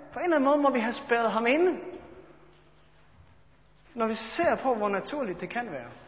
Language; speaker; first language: Danish; native; Danish